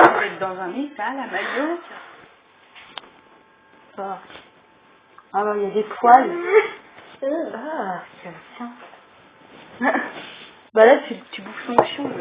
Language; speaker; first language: French; native; French